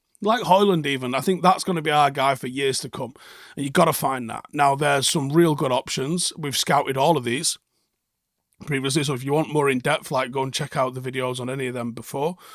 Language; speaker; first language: English; native; English